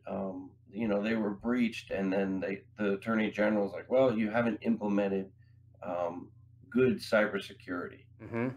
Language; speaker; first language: English; native; English